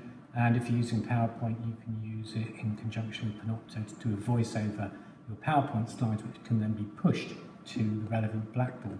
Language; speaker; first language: English; native; English